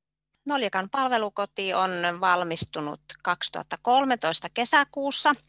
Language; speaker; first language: Finnish; native; Finnish